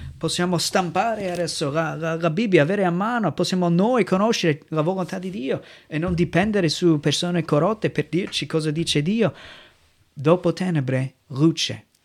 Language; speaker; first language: Italian; non-native, fluent; English